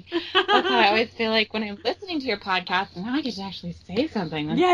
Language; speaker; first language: English; native; English